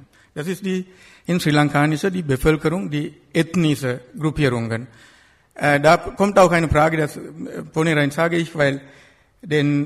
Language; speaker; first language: German; non-native, fluent; Sinhala